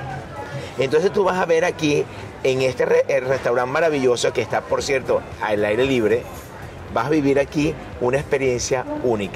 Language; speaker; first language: Spanish; native; Spanish